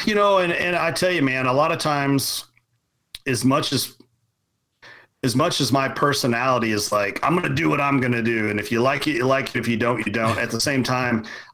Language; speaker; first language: English; native; English